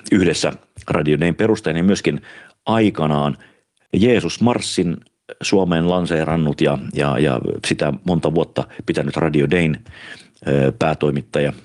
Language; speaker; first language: Finnish; native; Finnish